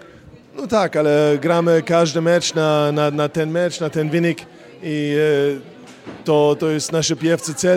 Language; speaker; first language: Polish; non-native, fluent; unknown